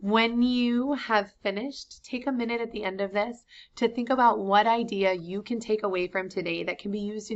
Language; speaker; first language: English; native; English